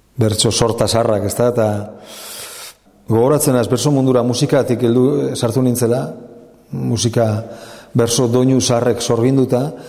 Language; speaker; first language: Basque; native; Basque